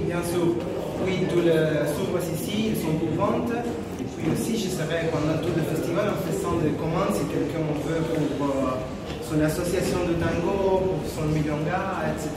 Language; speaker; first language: French; non-native, fluent; Spanish